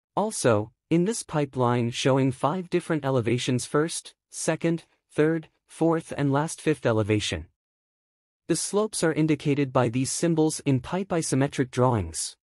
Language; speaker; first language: English; non-native, learner; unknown